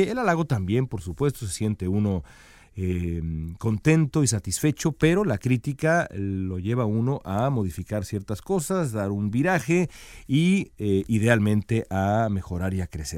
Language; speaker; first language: Spanish; native; Spanish